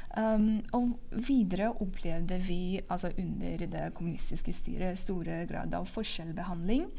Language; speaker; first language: Norwegian; non-native, fluent; Uyghur